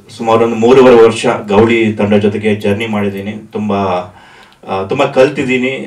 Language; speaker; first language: Kannada; native; Kannada